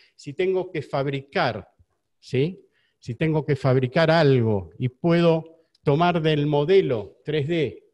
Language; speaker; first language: Spanish; native; Spanish